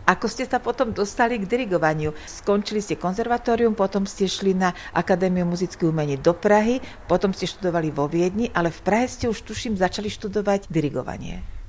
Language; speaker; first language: Slovak; native; Slovak